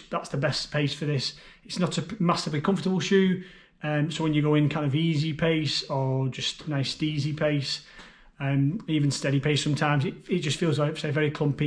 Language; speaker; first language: English; native; English